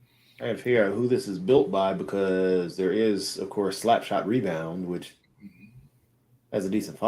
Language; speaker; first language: English; native; English